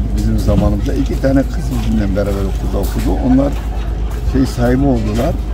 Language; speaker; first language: Turkish; non-native, local second language; Zaza